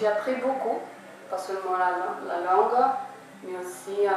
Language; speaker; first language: French; non-native, learner; Dutch